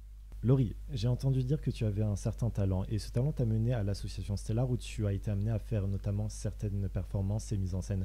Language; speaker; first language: French; native; French